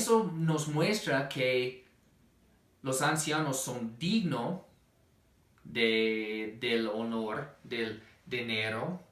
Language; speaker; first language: Spanish; non-native, fluent; English